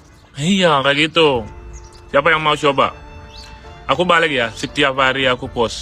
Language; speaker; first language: Indonesian; non-native, fluent; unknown